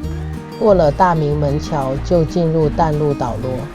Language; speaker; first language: Chinese; native; Chinese